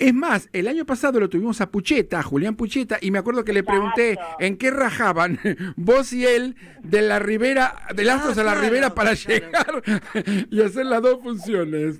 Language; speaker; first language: Spanish; native; Spanish